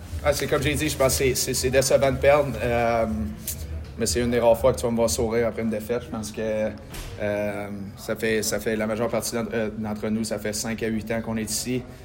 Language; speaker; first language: French; native; French